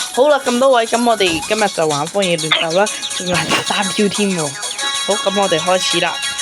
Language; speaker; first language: Chinese; early bilingual, heritage; Cantonese